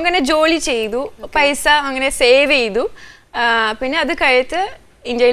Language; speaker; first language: Malayalam; non-native, fluent; French